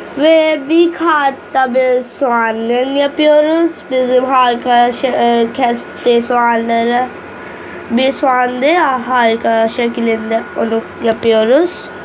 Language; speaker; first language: Turkish; non-native, learner; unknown